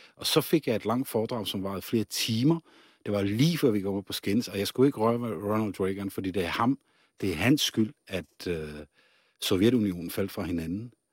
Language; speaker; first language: Danish; non-native, fluent; Czech